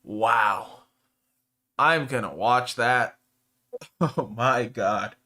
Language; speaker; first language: English; native; English